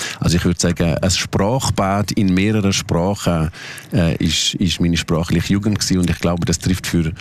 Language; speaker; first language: German; non-native, local second language; Romansh